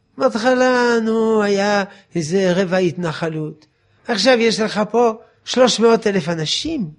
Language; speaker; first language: Hebrew; non-native, fluent; French